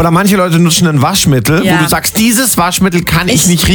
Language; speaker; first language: German; native; German